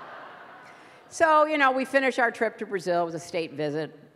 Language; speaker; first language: English; native; English